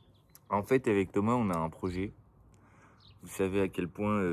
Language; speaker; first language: French; native; French